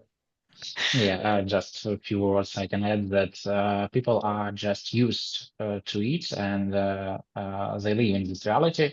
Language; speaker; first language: English; non-native, learner; Ukrainian